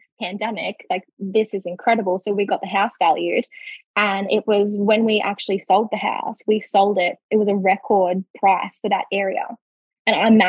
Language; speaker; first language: English; native; English